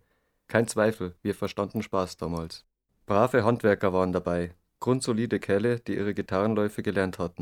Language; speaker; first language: German; native; German